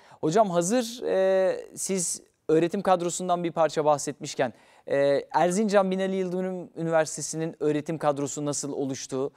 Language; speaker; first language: Turkish; native; Turkish